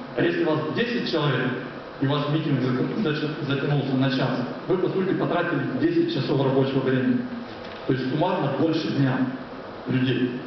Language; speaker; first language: Russian; native; Russian